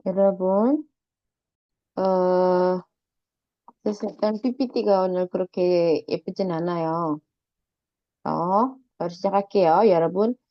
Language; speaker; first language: Korean; non-native, fluent; Indonesian